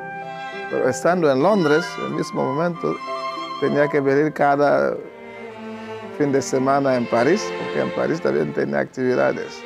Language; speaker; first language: Spanish; non-native, learner; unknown